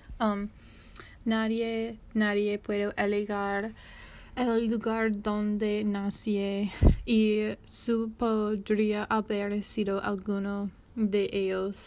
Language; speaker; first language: Spanish; non-native, learner; English